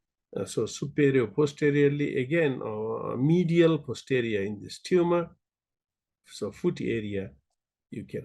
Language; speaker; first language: English; non-native, local second language; Nepali